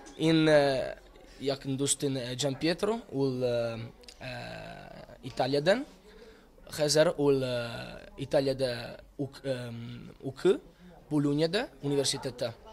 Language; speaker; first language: Tatar; non-native, learner; Italian